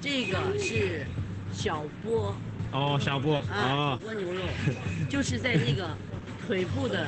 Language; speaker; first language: Chinese; non-native, fluent; English